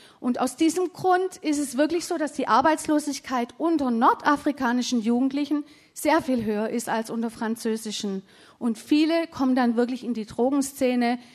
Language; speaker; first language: German; native; German